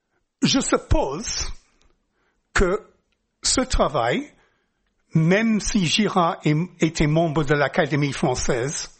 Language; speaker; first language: French; non-native, fluent; English